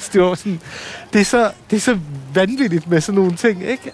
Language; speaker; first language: Danish; early bilingual, other home language; Assyrian Neo-Aramaic